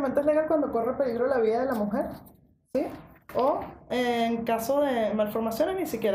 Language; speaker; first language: Spanish; native; Spanish